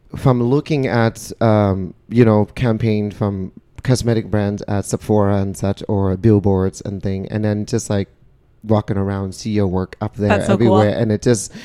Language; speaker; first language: English; non-native, fluent; Vietnamese